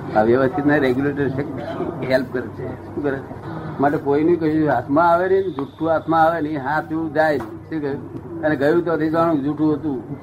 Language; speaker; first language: Gujarati; native; Gujarati